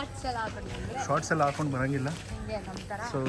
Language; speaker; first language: Kannada; native; Kannada